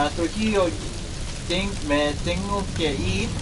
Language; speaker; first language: Spanish; early bilingual, heritage; Spanish